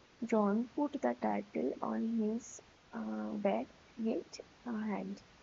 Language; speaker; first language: English; non-native, local second language; Bangla